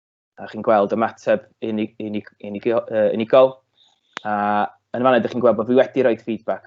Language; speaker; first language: Welsh; native; Welsh